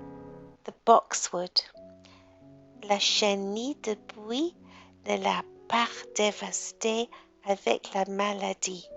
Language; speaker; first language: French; non-native, learner; English